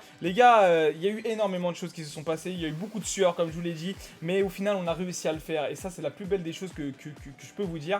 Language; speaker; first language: French; native; French